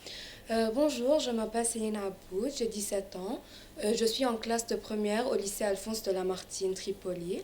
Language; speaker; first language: French; non-native, local second language; Arabic